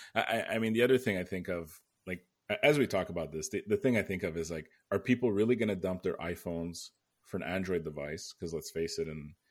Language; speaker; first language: English; native; English